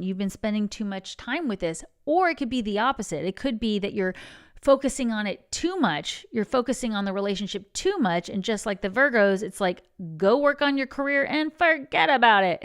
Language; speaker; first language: English; native; English